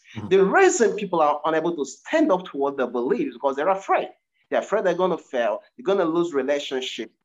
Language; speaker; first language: English; non-native, local second language; Igbo